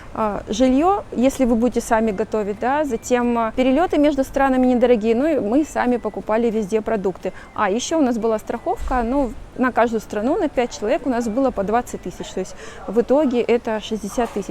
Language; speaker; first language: Russian; native; Russian